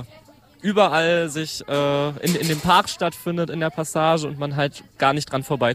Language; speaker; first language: German; native; German